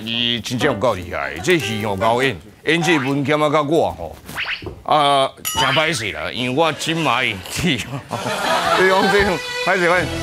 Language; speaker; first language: Chinese; native; Chinese